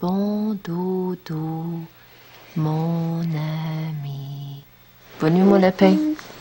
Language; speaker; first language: French; native; French